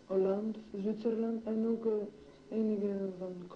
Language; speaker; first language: Dutch; non-native, local second language; Italian